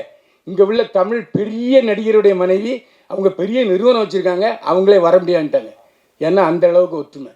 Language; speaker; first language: Tamil; native; Tamil